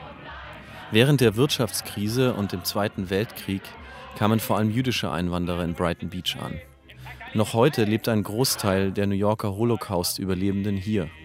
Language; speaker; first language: German; native; German